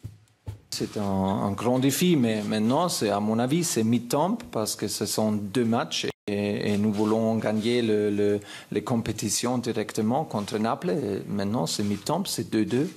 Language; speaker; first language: French; non-native, fluent; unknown